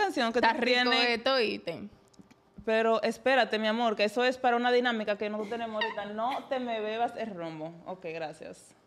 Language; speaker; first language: Spanish; native; Spanish